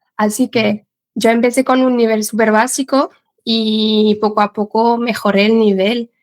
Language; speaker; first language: Spanish; non-native, fluent; French